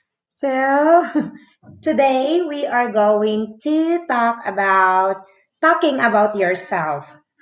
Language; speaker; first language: English; non-native, local second language; Filipino